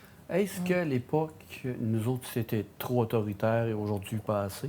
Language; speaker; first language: French; native; French